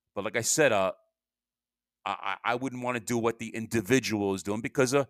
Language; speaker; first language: English; native; English